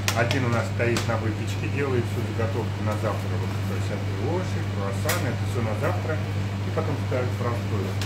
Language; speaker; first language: Russian; native; Russian